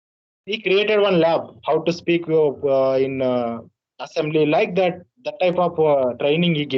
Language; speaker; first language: English; non-native, learner; Telugu